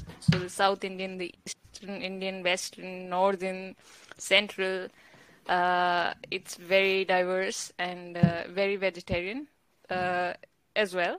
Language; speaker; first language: English; non-native, local second language; Hindi